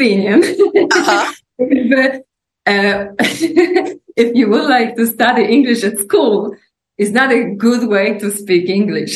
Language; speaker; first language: English; non-native, fluent; Polish